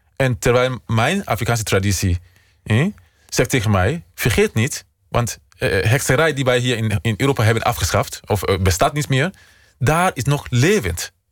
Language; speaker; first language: Dutch; non-native, fluent; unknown